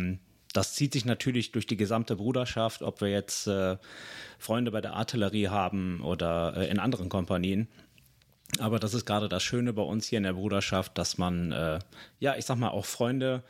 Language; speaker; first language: German; native; German